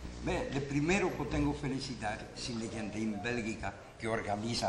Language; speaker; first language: Spanish; non-native, learner; Dutch